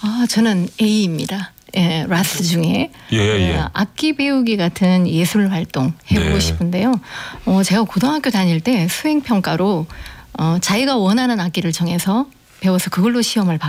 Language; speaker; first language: Korean; native; Korean